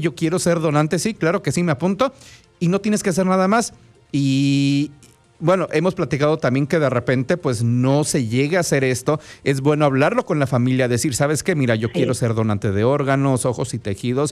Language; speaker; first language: Spanish; native; Spanish